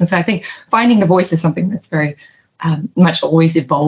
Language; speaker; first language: English; native; English